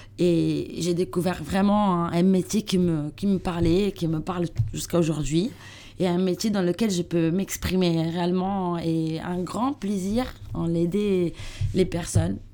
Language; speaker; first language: French; non-native, learner; Italian